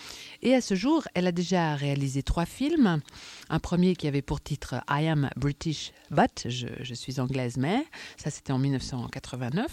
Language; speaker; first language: French; native; French